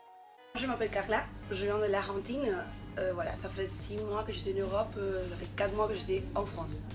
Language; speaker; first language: French; non-native, fluent; Spanish